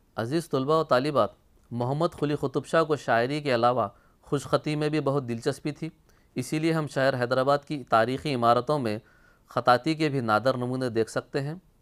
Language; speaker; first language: Urdu; native; Urdu